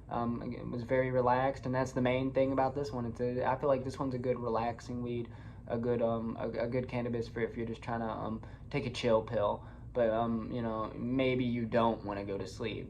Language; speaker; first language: English; native; English